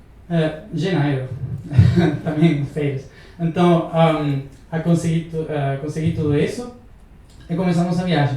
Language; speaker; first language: Portuguese; non-native, learner; Spanish